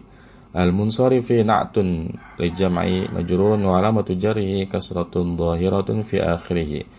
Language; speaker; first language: Arabic; non-native, fluent; Indonesian